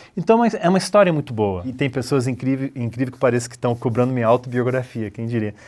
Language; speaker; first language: Portuguese; early bilingual, other home language; English